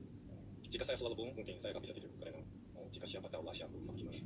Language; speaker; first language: Indonesian; non-native, learner; Korean